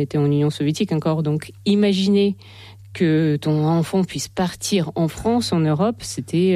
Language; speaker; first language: French; non-native, fluent; Russian